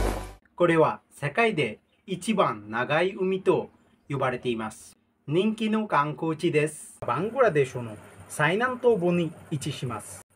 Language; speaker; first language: Japanese; non-native, learner; Bangla